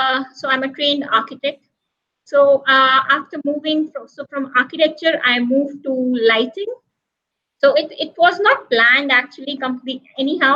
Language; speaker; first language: English; non-native, local second language; Hindi